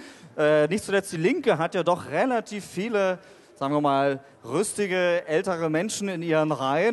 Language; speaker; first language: German; native; German